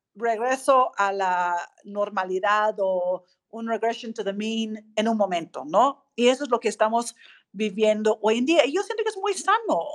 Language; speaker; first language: Spanish; non-native, fluent; English